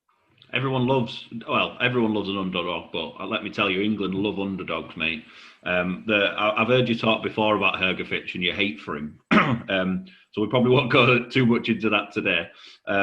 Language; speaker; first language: English; native; English